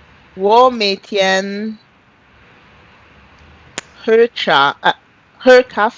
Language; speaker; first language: Chinese; non-native, learner; French